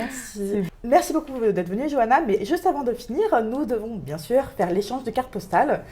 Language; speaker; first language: French; native; French